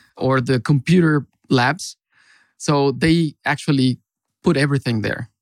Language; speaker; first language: English; non-native, fluent; Spanish